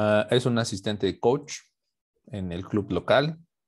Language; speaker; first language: Spanish; native; Spanish